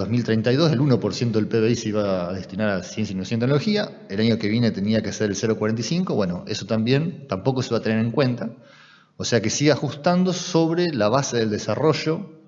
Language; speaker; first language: Spanish; native; Spanish